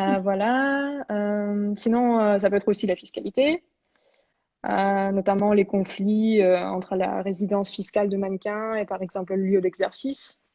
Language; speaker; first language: French; non-native, fluent; Russian